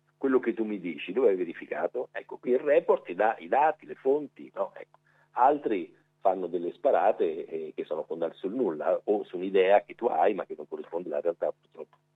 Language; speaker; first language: Italian; native; Italian